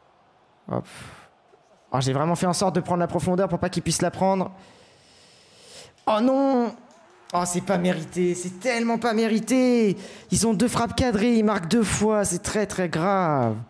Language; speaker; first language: French; native; French